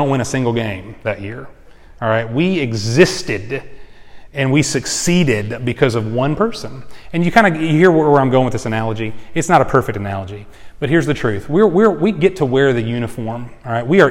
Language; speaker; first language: English; native; English